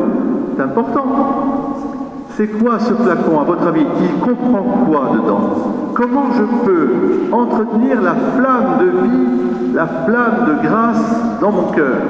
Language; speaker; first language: French; native; French